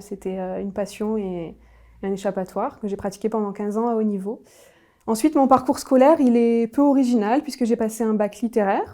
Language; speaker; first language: French; native; French